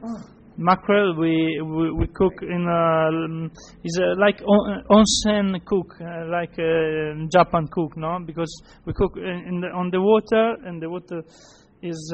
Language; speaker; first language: English; non-native, fluent; Italian